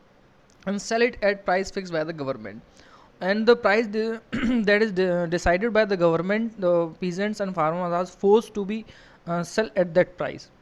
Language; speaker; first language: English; non-native, local second language; Hindi